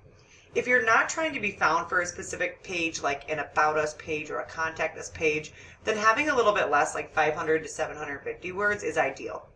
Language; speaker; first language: English; native; English